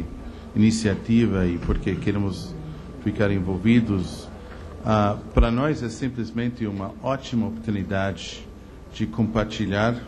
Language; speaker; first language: Portuguese; non-native, fluent; English